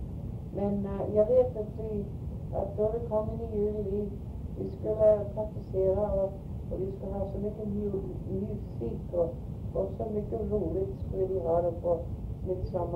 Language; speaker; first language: Swedish; early bilingual, heritage; Swedish